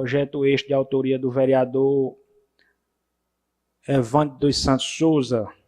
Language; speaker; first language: Portuguese; native; Portuguese